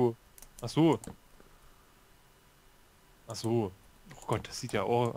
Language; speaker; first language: German; native; German